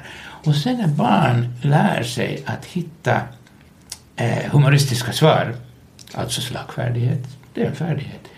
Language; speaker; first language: Swedish; non-native, local second language; Finnish